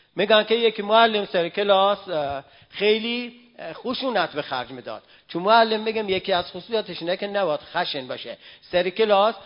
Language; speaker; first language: Persian; native; Persian